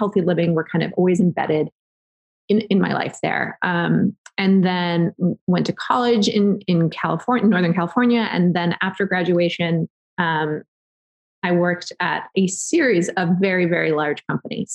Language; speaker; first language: English; native; English